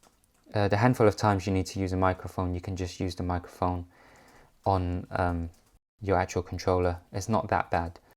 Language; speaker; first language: English; native; English